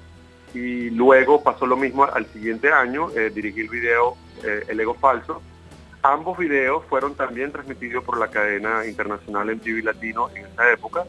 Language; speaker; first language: Spanish; native; Spanish